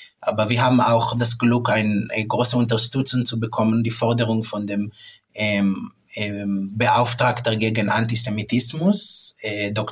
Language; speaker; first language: German; non-native, fluent; Hebrew